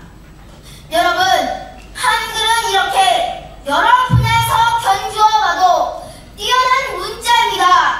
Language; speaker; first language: Korean; native; Korean